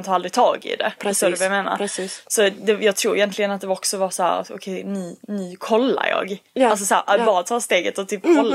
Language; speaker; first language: Swedish; early bilingual, other home language; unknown